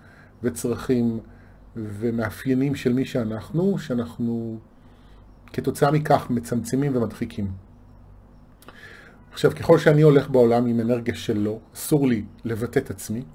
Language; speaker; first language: Hebrew; native; Hebrew